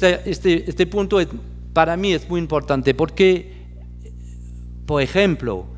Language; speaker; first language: Spanish; non-native, fluent; French